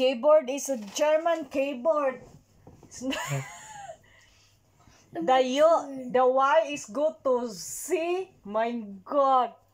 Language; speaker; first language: English; non-native, learner; Cebuano